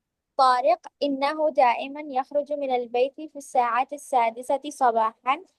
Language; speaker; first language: Arabic; non-native, learner; Urdu